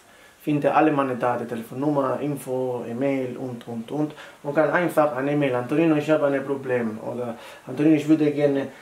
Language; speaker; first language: German; non-native, fluent; Italian